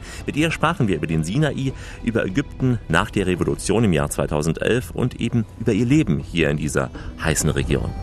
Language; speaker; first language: German; native; German